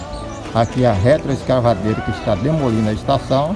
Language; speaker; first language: Portuguese; native; Portuguese